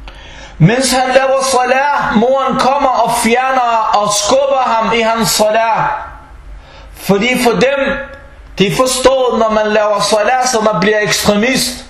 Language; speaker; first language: Danish; early bilingual, other home language; Arabic